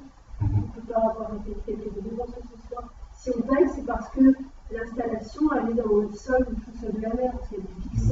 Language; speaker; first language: French; native; French